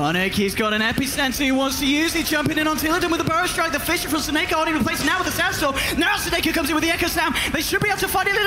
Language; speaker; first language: English; native; English